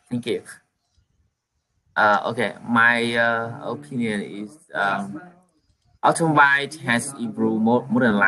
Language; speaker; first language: English; non-native, learner; Vietnamese